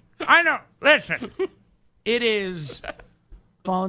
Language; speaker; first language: English; native; English